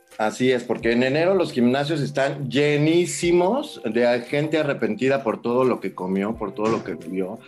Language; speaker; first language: Spanish; native; Spanish